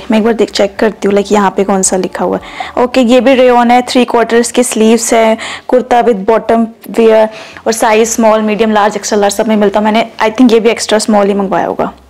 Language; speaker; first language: Hindi; native; Hindi